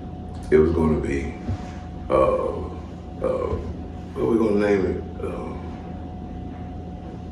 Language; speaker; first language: English; native; English